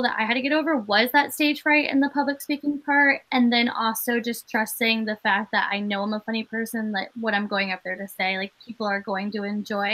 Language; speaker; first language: English; native; English